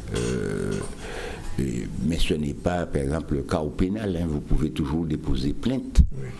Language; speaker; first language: French; native; French